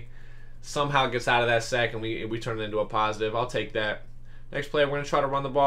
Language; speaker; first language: English; native; English